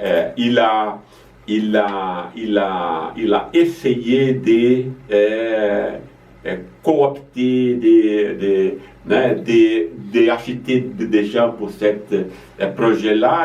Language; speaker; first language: French; non-native, fluent; Portuguese